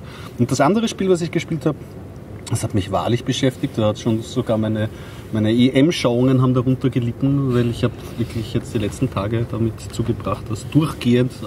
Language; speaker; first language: German; native; German